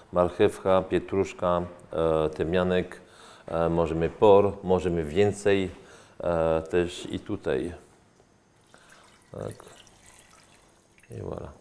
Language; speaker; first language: Polish; non-native, fluent; French